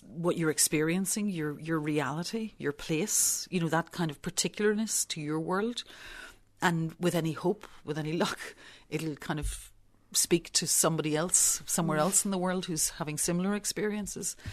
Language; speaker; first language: English; native; English